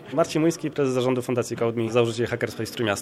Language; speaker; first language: Polish; native; Polish